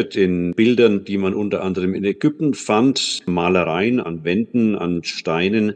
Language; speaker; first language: German; native; German